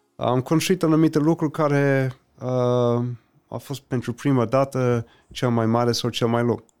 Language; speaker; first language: Romanian; non-native, fluent; English